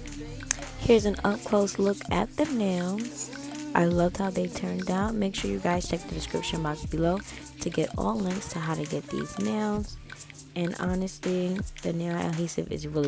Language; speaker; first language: English; native; English